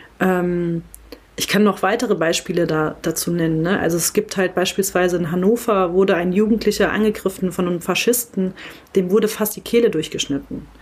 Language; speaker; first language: German; early bilingual, other home language; Kurdish